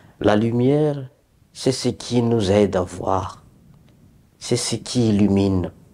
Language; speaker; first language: French; native; French